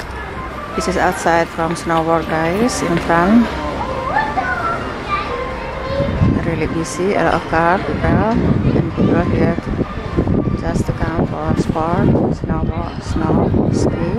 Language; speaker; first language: English; non-native, learner; Indonesian